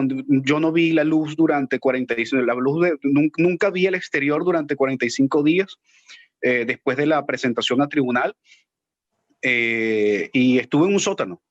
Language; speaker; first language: Spanish; native; Spanish